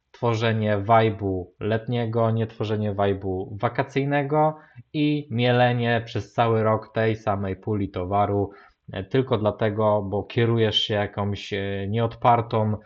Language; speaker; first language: Polish; native; Polish